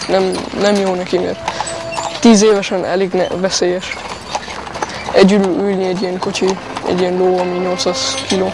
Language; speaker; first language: Hungarian; non-native, learner; German